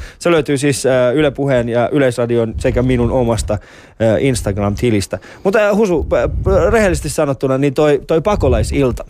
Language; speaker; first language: Finnish; early bilingual, other home language; Persian